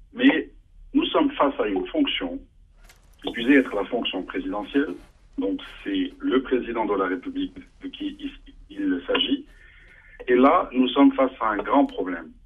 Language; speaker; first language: French; non-native, local second language; Arabic